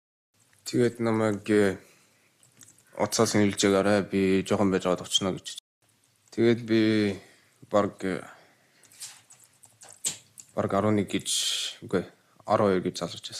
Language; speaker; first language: Mongolian; early bilingual, heritage; Mongolian